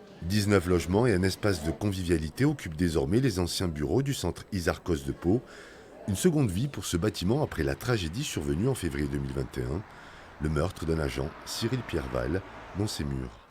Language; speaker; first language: French; native; French